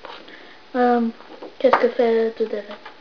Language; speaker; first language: French; non-native, learner; English